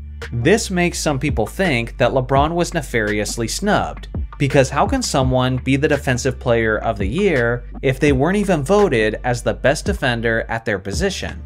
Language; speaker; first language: English; native; English